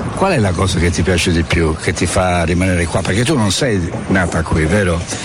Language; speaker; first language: Italian; native; Italian